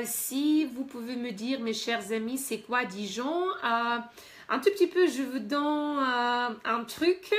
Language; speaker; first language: French; non-native, fluent; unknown